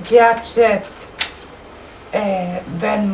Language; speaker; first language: French; non-native, learner; Spanish